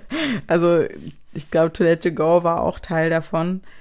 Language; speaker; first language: German; native; German